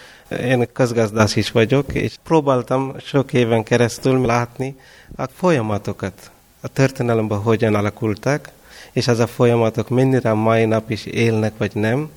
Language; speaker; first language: Hungarian; non-native, fluent; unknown